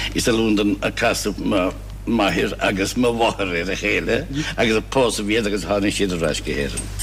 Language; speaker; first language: Irish; non-native, fluent; English